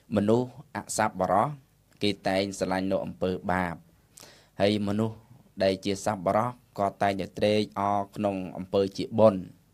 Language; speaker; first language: Khmer; native; Khmer